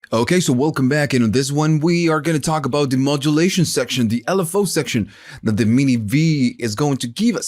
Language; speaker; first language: English; non-native, fluent; Spanish